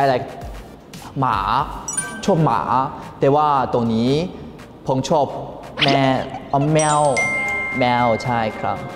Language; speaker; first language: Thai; non-native, learner; Chinese